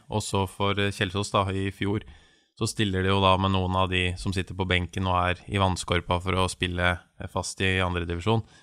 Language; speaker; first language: Norwegian; native; Norwegian